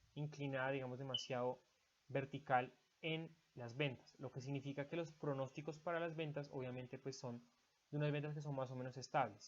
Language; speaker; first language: Spanish; native; Spanish